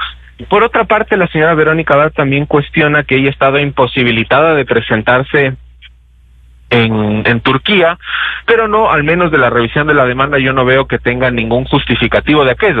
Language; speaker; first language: Spanish; native; Spanish